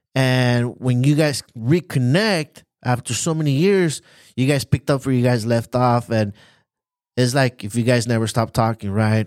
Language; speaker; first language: English; native; English